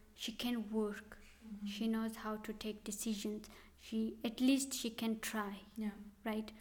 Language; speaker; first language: English; non-native, local second language; Pashto